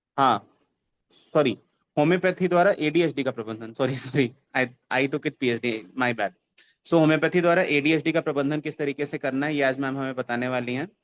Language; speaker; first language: Hindi; native; Hindi